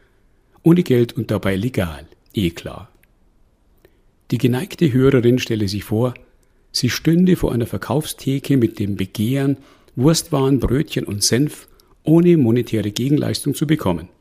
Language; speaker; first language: German; native; German